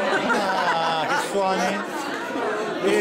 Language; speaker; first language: Italian; native; Italian